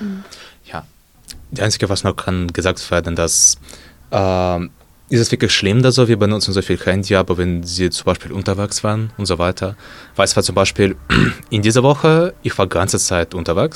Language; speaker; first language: German; non-native, learner; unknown